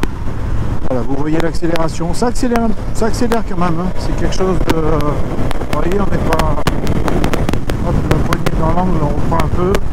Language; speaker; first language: French; native; French